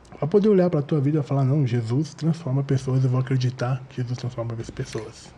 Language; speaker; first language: Portuguese; native; Portuguese